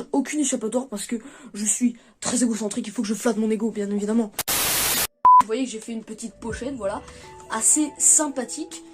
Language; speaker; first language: French; native; French